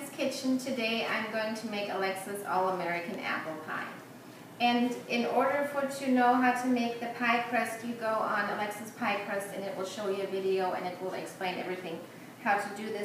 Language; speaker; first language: English; non-native, fluent; German